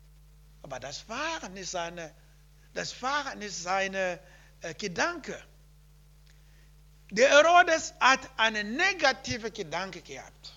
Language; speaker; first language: German; non-native, learner; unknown